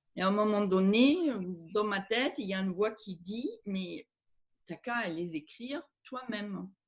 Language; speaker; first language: French; non-native, fluent; German